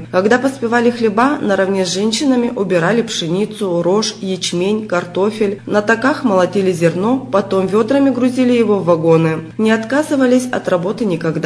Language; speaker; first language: Russian; native; Russian